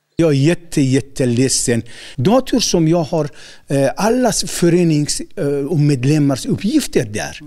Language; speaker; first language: Swedish; non-native, learner; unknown